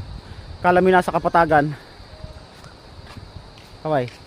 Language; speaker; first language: Filipino; native; Filipino